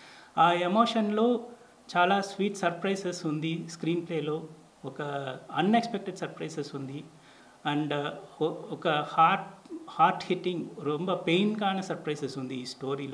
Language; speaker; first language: Telugu; non-native, learner; Tamil